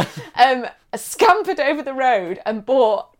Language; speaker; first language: English; native; English